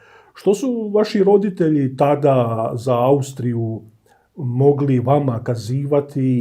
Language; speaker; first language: Bosnian; native; Bosnian